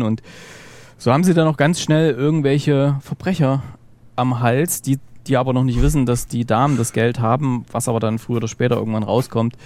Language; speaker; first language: German; native; German